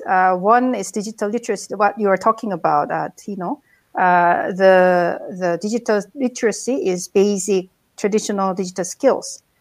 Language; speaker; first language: English; non-native, fluent; Korean